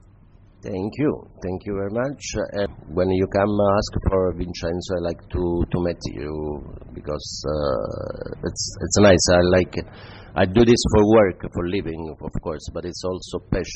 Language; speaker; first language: English; non-native, fluent; Italian